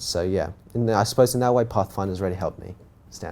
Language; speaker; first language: English; native; English